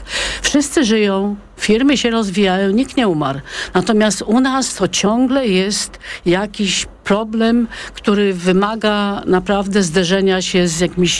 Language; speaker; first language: Polish; native; Polish